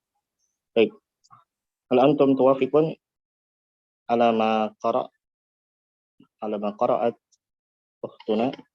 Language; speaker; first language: Arabic; non-native, fluent; Indonesian